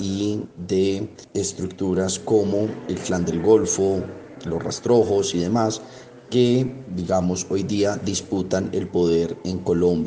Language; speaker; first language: Spanish; native; Spanish